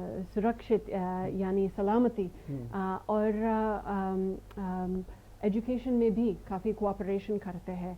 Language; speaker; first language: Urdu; non-native, fluent; English